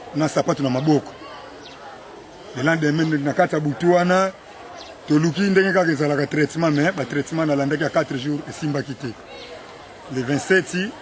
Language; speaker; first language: Lingala; non-native, local second language; Kongo